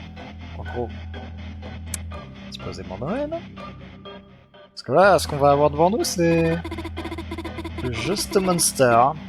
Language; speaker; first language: French; native; French